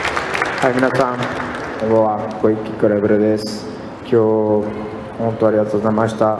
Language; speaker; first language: Japanese; non-native, learner; Portuguese